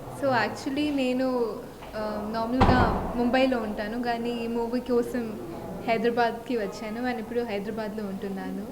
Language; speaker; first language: Telugu; non-native, fluent; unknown